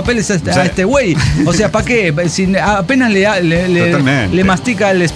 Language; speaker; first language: Spanish; native; Spanish